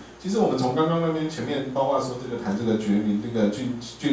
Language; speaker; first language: Chinese; native; Chinese